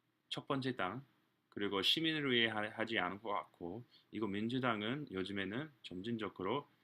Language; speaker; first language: Korean; non-native, fluent; English